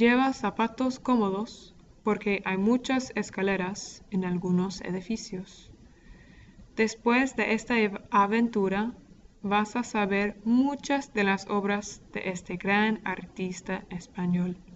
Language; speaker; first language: Spanish; non-native, fluent; English